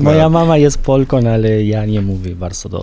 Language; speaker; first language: Polish; non-native, learner; Spanish